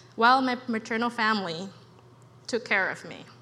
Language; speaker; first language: English; early bilingual, other home language; Khmer